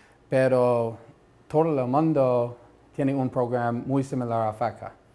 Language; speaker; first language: Spanish; non-native, learner; English